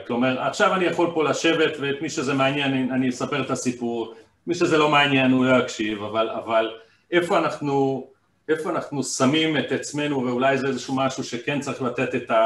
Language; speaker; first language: Hebrew; non-native, fluent; Hungarian